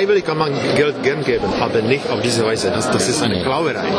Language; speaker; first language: German; non-native, fluent; Czech